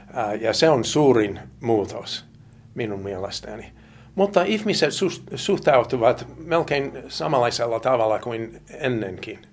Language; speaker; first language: Finnish; non-native, fluent; English